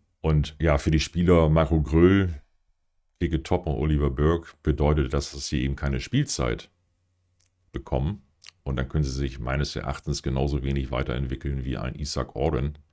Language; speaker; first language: German; native; German